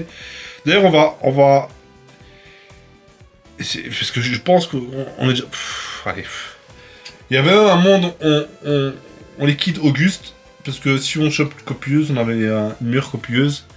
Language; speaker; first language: French; native; French